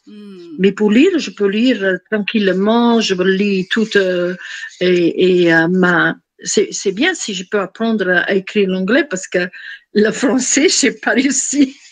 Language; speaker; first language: French; non-native, fluent; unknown